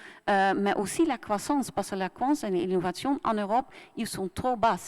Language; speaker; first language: French; non-native, fluent; Dutch